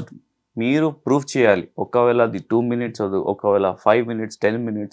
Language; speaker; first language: Telugu; non-native, learner; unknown